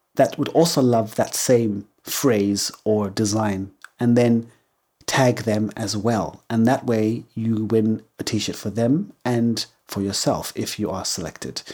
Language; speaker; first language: English; native; English